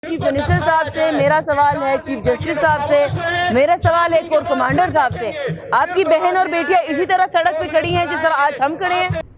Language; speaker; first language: Urdu; non-native, local second language; Pashto